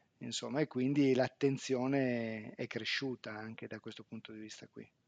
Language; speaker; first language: Italian; native; Italian